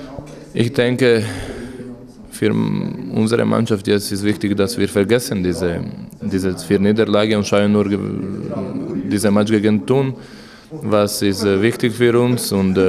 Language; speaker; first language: German; non-native, learner; Croatian